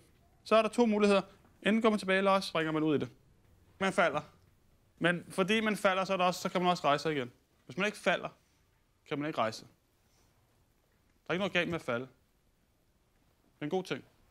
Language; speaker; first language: Danish; native; Danish